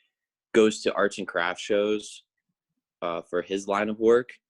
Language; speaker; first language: English; native; English